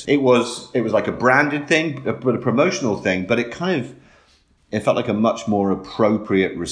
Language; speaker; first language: English; native; English